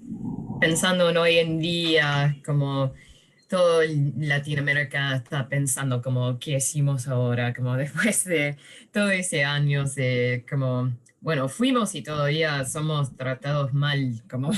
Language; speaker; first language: Spanish; early bilingual, heritage; Spanish